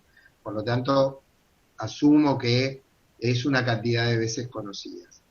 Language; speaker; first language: Spanish; native; Spanish